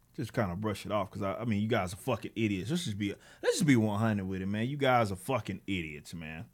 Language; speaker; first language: English; native; English